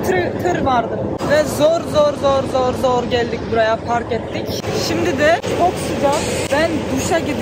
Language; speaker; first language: Turkish; non-native, fluent; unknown